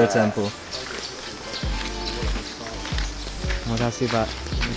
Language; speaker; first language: Indonesian; non-native, learner; English